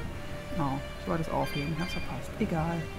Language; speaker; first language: German; native; German